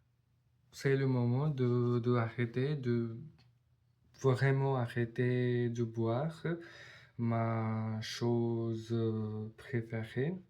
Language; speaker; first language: French; non-native, learner; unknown